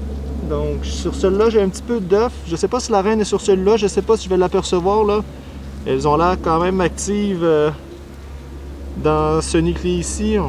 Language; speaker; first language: French; native; French